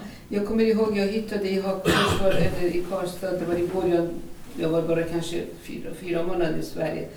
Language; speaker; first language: Swedish; non-native, fluent; Persian